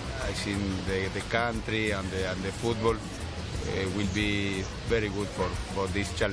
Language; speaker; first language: English; non-native, learner; Spanish